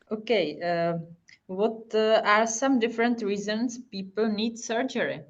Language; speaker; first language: English; non-native, fluent; Hungarian